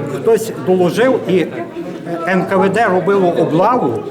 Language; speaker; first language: Ukrainian; native; Ukrainian